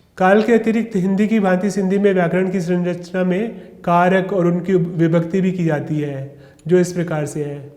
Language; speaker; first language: Hindi; non-native, local second language; Sindhi